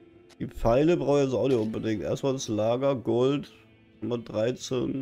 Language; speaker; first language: German; native; German